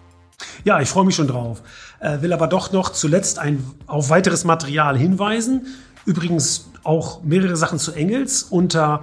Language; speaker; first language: German; native; German